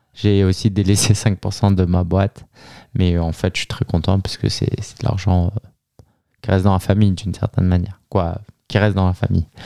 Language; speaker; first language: French; native; French